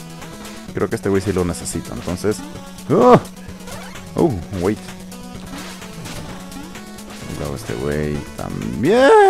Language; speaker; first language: Spanish; native; Spanish